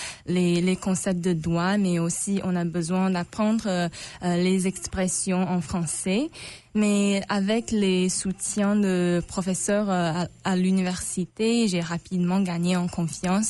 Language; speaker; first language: French; non-native, local second language; English